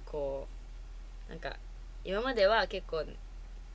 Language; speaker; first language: Japanese; native; Japanese